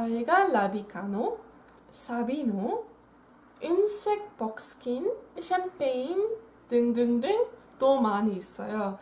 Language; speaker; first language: Korean; non-native, fluent; Dutch